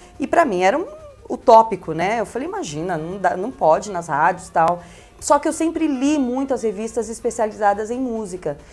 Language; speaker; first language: Portuguese; early bilingual, other home language; Spanish